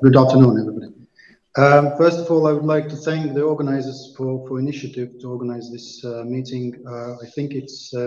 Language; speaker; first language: English; non-native, fluent; Latvian